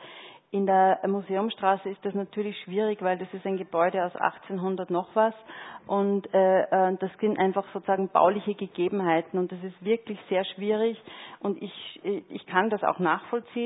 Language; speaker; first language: German; native; German